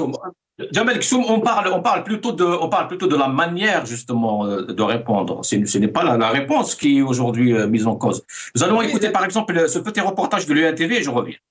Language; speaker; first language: French; non-native, local second language; Arabic